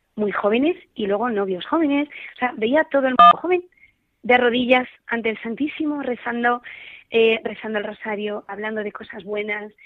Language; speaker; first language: Spanish; native; Spanish